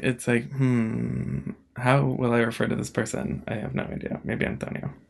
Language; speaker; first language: English; native; English